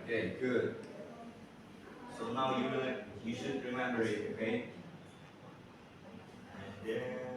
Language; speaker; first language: English; non-native, learner; Indonesian